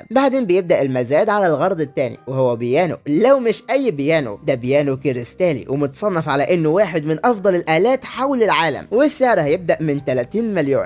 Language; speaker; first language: Arabic; native; Arabic